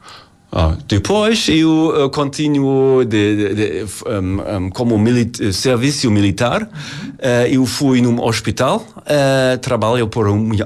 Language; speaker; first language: Portuguese; non-native, learner; German